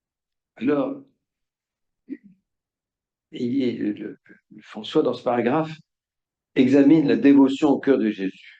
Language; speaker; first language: French; native; French